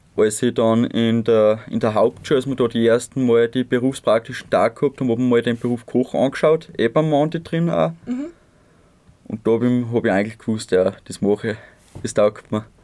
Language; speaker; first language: German; native; German